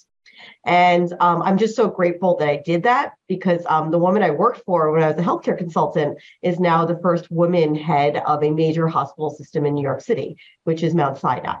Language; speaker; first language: English; early bilingual, other home language; Chinese